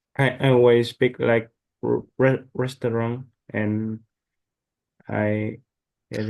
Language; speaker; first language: English; non-native, learner; Vietnamese